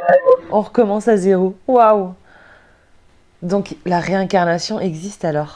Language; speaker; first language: French; native; French